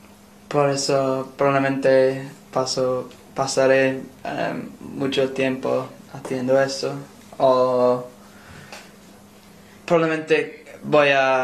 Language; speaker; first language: Spanish; non-native, learner; English